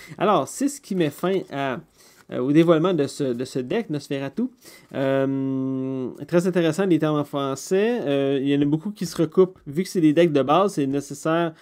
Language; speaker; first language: French; native; French